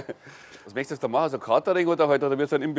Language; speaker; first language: German; native; German